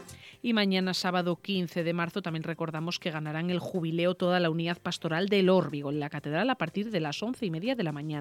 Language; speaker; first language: Spanish; native; Spanish